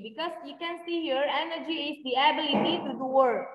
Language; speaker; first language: English; non-native, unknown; Indonesian